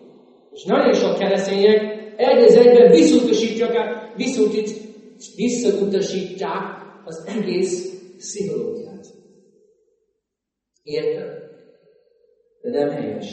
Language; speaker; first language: Hungarian; non-native, fluent; English